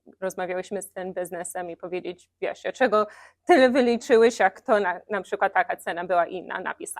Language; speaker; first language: Polish; early bilingual, heritage; Polish